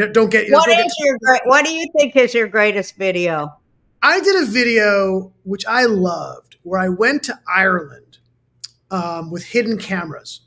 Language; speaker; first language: English; native; English